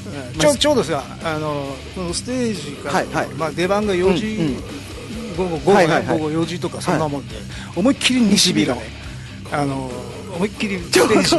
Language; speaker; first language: Japanese; native; Japanese